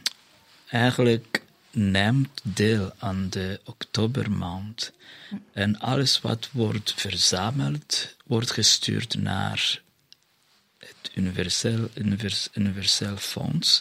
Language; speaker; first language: Dutch; non-native, fluent; Kinyarwanda